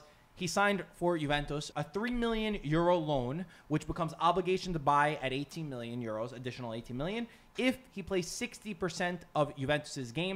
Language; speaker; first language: English; native; English